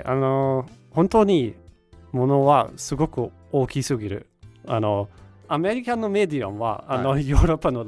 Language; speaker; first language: Japanese; non-native, learner; Danish